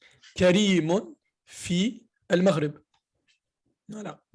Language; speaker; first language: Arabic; early bilingual, heritage; Arabic